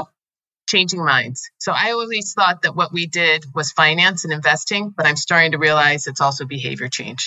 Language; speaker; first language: English; native; English